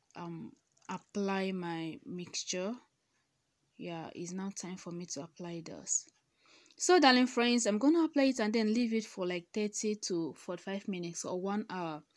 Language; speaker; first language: English; non-native, local second language; Igbo